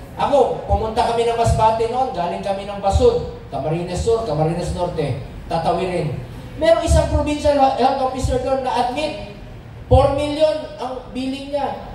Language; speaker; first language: Filipino; non-native, local second language; Cebuano